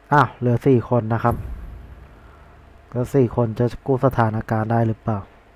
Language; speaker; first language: Thai; native; Thai